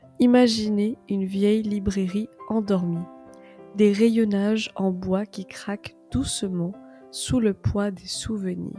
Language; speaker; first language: French; native; French